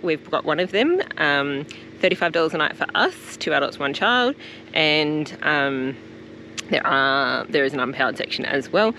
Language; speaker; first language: English; native; English